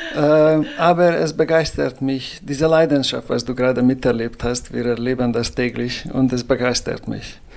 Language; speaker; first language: German; non-native, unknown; Hungarian